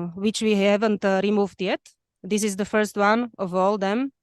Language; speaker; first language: English; non-native, fluent; Slovak